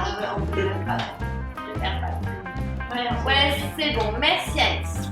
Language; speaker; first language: French; native; French